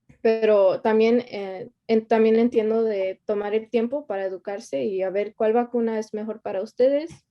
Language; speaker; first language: Spanish; early bilingual, heritage; Spanish